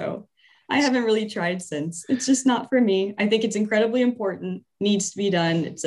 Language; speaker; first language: English; native; English